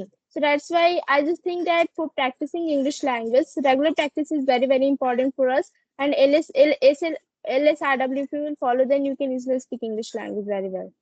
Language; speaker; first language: English; non-native, learner; Hindi